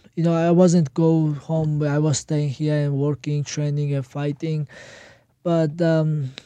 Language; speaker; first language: English; non-native, learner; Georgian